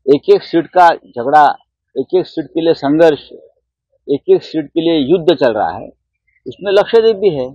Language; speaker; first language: Hindi; non-native, local second language; Marathi